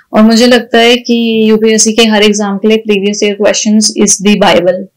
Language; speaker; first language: Hindi; native; Hindi